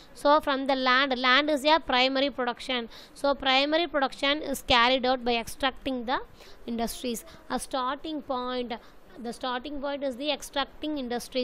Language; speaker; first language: English; non-native, local second language; Tamil